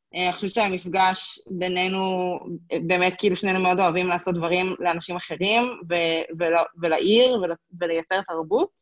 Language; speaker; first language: Hebrew; native; Hebrew